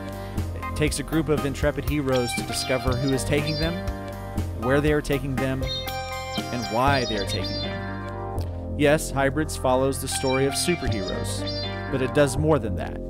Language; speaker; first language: English; native; English